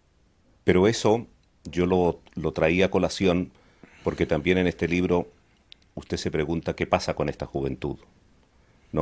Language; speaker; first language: Spanish; native; Spanish